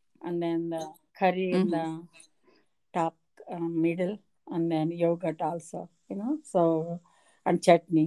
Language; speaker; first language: English; non-native, local second language; Telugu